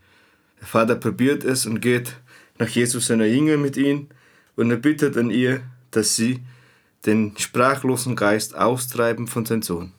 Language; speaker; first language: German; non-native, fluent; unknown